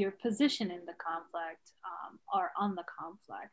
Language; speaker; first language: English; non-native, fluent; Arabic